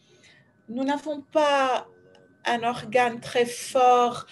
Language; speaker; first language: French; non-native, fluent; Ukrainian